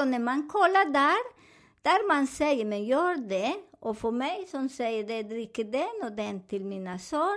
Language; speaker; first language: Swedish; non-native, fluent; Spanish